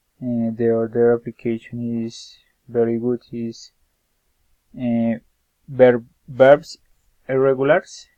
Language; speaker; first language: English; non-native, learner; Spanish